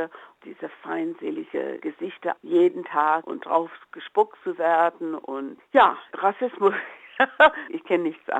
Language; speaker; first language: German; non-native, fluent; English